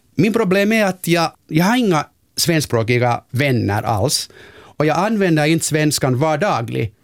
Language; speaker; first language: Swedish; non-native, local second language; Finnish